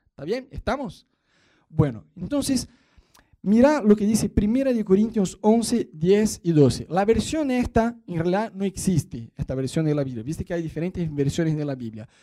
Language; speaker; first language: Spanish; non-native, fluent; Portuguese